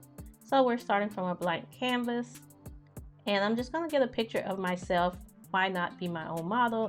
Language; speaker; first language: English; native; English